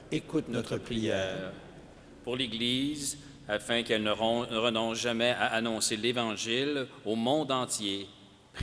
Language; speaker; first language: French; native; French